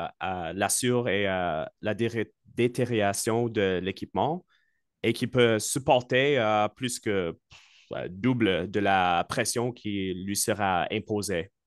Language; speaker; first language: French; non-native, local second language; English